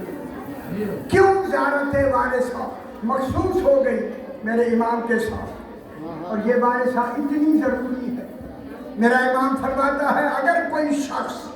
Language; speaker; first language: Urdu; native; Urdu